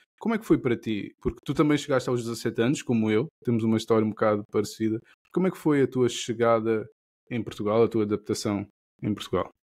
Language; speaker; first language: Portuguese; non-native, local second language; Kabuverdianu